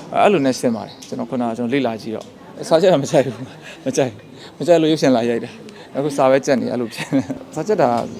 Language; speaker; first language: Burmese; non-native, local second language; Shan